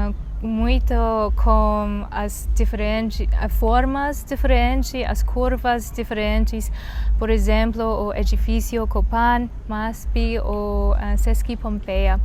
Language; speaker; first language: Portuguese; non-native, learner; Chinese